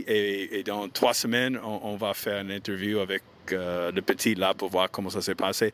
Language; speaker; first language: French; non-native, fluent; English